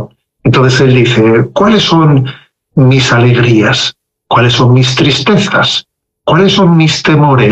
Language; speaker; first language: Spanish; native; Spanish